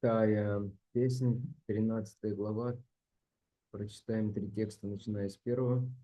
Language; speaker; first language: Russian; native; Russian